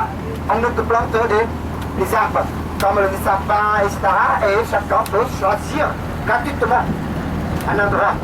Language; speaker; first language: French; non-native, learner; Vietnamese